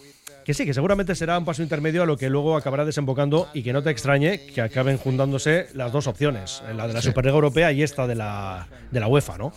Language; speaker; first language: Spanish; native; Spanish